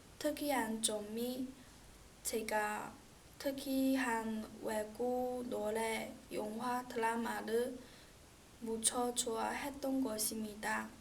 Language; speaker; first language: Korean; non-native, learner; Chinese